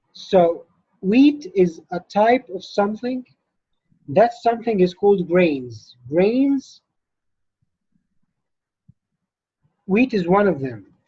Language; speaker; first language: English; non-native, fluent; Arabic